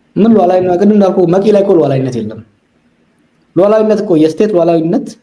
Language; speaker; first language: Amharic; non-native, local second language; Oromo